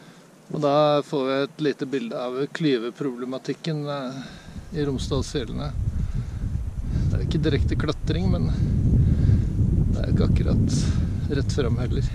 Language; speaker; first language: Norwegian; native; Norwegian